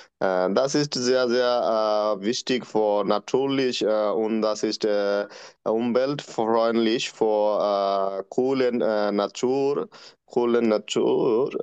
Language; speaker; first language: German; non-native, learner; Bangla